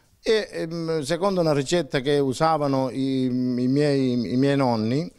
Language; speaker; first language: Italian; native; Italian